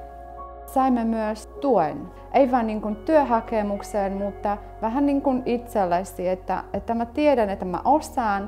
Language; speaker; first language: Finnish; non-native, local second language; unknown